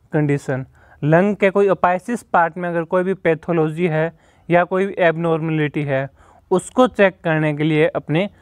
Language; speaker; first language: Hindi; native; Hindi